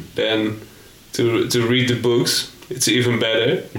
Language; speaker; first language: English; non-native, fluent; Dutch